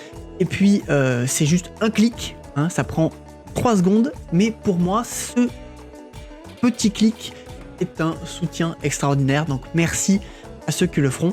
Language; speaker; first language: French; native; French